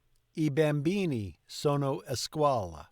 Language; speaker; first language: Italian; non-native, learner; English